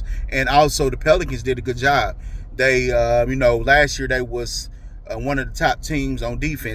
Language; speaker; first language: English; native; English